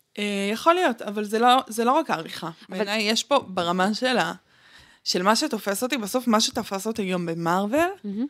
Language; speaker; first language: Hebrew; early bilingual, other home language; Russian